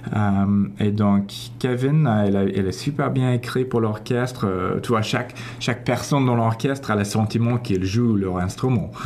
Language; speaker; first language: French; non-native, fluent; English